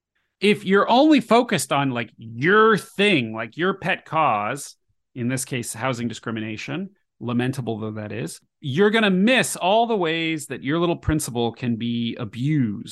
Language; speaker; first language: English; native; English